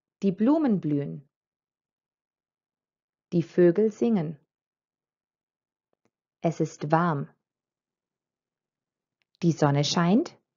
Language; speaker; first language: German; non-native, fluent; Croatian